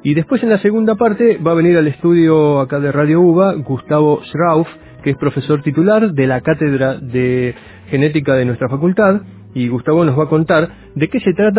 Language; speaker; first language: Spanish; native; Spanish